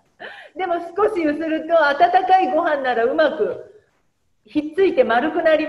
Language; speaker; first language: Japanese; non-native, fluent; Indonesian